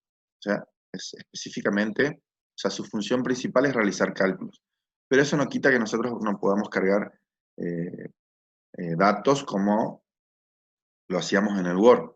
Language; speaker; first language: Spanish; native; Spanish